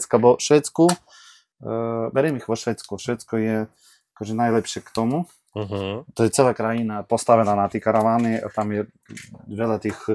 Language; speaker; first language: Slovak; non-native, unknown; Ukrainian